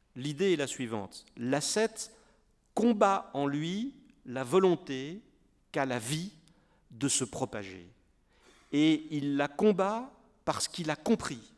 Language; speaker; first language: French; native; French